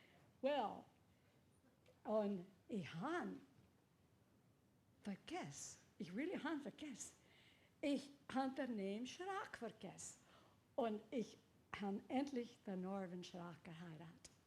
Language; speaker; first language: German; early bilingual, heritage; English